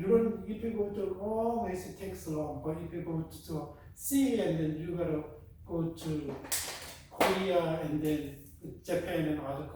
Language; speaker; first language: English; non-native, fluent; Korean